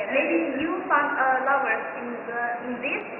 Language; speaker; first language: English; non-native, learner; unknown